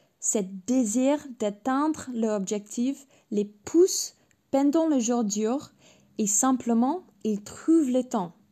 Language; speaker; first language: French; non-native, fluent; English